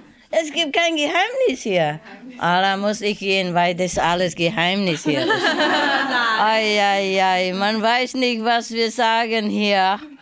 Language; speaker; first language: German; non-native, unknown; Vietnamese